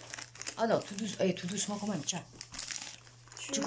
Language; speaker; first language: French; native; French